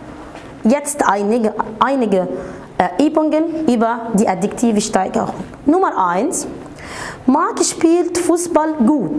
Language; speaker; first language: German; non-native, fluent; Arabic